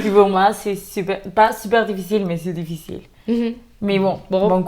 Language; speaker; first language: French; non-native, fluent; Spanish